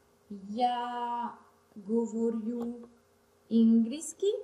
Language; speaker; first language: Russian; non-native, learner; French